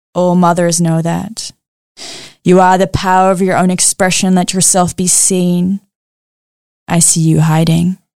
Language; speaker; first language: English; early bilingual, other home language; Dutch